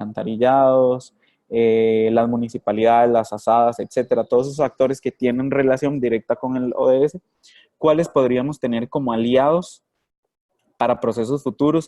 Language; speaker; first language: Spanish; native; Spanish